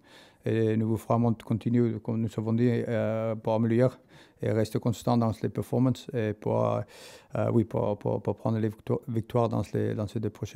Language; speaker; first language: French; non-native, learner; English